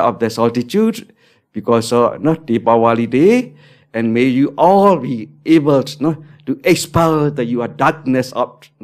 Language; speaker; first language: English; non-native, learner; Burmese